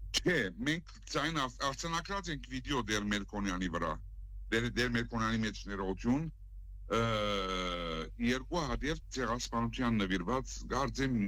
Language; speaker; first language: Armenian; native; Armenian